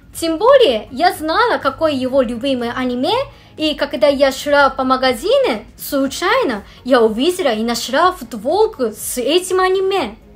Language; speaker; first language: Russian; non-native, fluent; Japanese